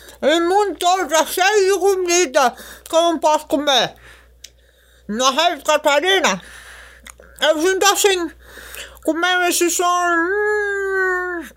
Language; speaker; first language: Portuguese; non-native, learner; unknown